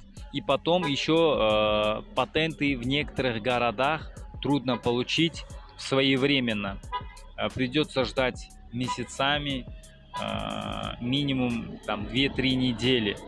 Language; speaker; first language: Russian; non-native, fluent; Tajik